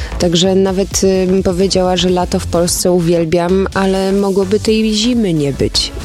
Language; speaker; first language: Polish; early bilingual, heritage; Polish